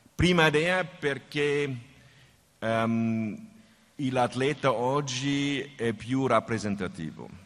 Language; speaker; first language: Italian; non-native, fluent; German